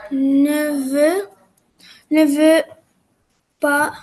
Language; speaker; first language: French; non-native, learner; Arabic